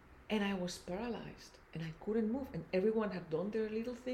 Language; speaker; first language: English; non-native, fluent; Spanish